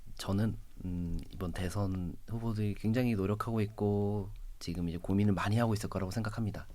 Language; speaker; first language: Korean; native; Korean